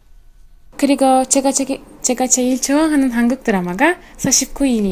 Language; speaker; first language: Korean; non-native, learner; Turkish